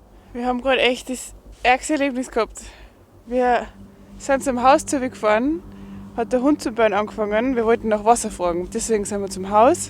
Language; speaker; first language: German; native; German